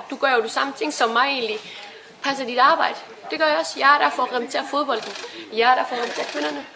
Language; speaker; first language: Danish; early bilingual, other home language; Persian